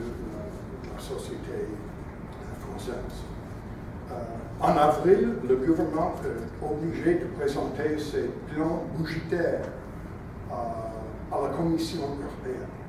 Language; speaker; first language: French; non-native, fluent; English